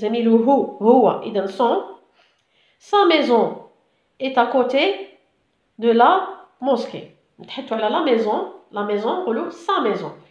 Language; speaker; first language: French; non-native, local second language; Arabic